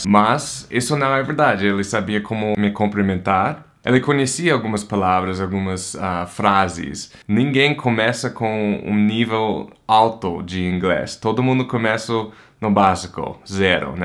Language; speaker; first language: Portuguese; non-native, fluent; English